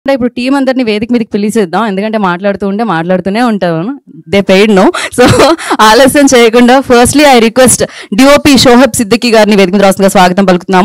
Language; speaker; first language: Telugu; native; Telugu